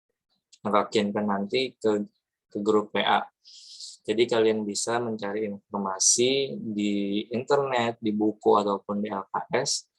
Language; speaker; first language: Indonesian; native; Indonesian